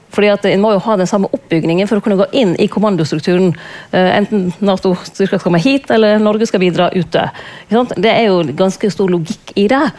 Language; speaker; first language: Norwegian; native; Norwegian